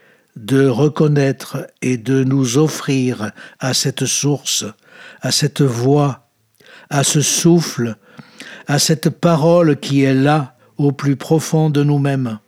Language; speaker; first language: French; native; French